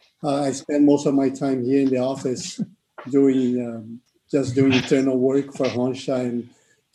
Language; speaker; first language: English; non-native, fluent; Portuguese